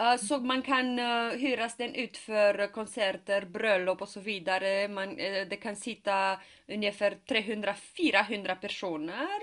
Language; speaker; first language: Swedish; non-native, fluent; Romanian